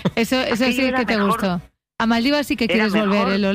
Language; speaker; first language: Spanish; native; Spanish